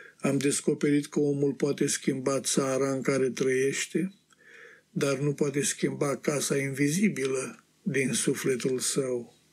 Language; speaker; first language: Romanian; native; Romanian